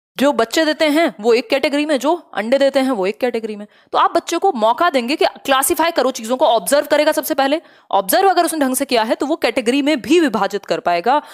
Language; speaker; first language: Hindi; native; Hindi